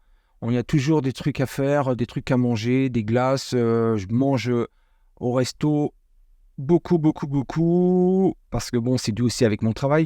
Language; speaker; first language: French; native; French